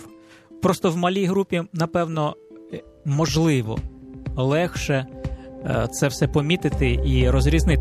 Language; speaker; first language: Ukrainian; native; Ukrainian